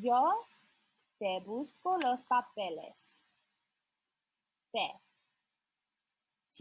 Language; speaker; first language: Spanish; non-native, learner; English